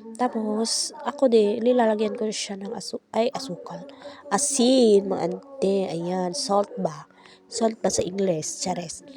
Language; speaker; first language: Filipino; non-native, local second language; Iloko